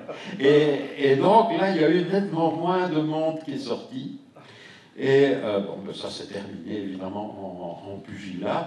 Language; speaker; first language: French; native; French